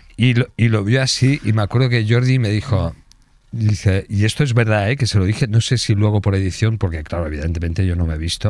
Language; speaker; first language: Spanish; native; Spanish